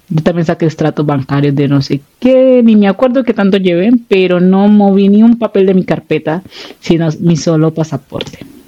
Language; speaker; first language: Spanish; native; Spanish